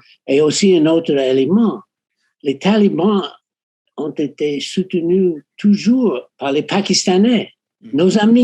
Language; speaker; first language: French; non-native, fluent; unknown